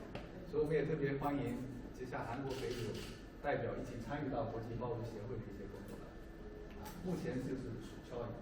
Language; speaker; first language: Chinese; native; Chinese